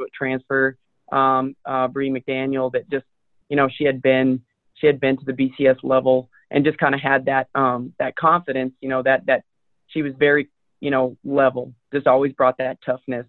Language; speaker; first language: English; native; English